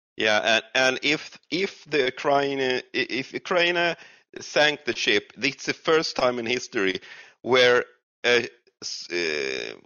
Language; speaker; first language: English; non-native, fluent; Swedish